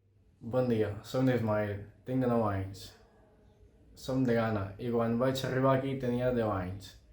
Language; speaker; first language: Catalan; early bilingual, other home language; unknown